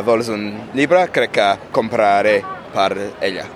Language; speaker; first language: Catalan; non-native, learner; English